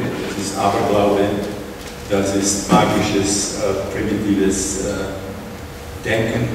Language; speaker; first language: German; non-native, fluent; Czech